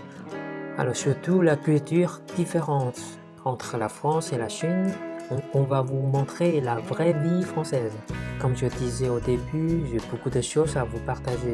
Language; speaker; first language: French; non-native, fluent; Chinese